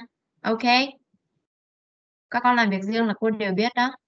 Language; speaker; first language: Vietnamese; native; Vietnamese